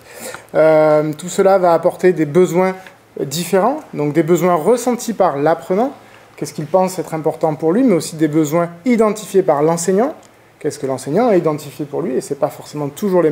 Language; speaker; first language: French; native; French